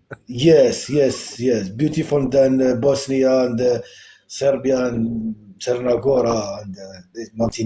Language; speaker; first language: English; non-native, local second language; Arabic